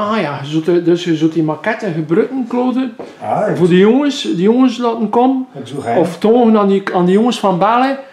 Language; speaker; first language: Dutch; native; Dutch